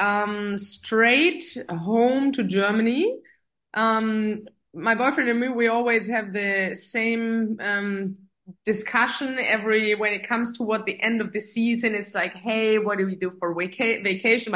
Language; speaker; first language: English; non-native, fluent; German